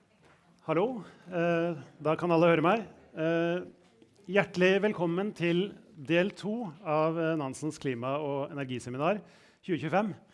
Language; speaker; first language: Norwegian; native; Norwegian